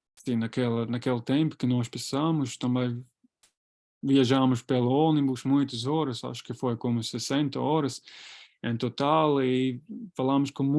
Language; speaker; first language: Portuguese; non-native, fluent; Latvian